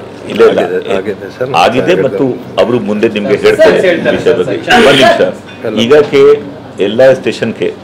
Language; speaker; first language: Kannada; non-native, fluent; Hindi